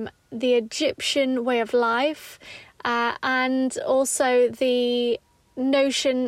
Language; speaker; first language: English; native; English